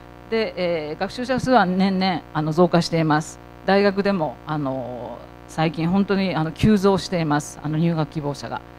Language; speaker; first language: Japanese; native; Japanese